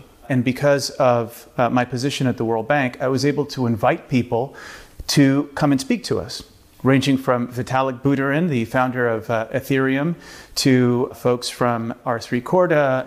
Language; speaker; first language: English; early bilingual, other home language; Spanish